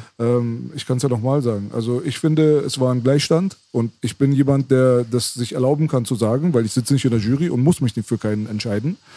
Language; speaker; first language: German; early bilingual, other home language; Persian